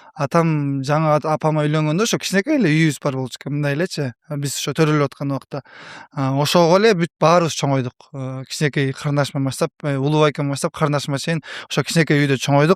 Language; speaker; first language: Kyrgyz; native; Kyrgyz